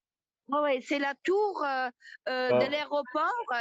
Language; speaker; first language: French; non-native, local second language; Luxembourgish